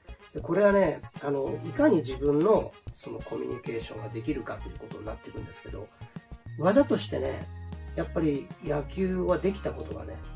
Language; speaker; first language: Japanese; native; Japanese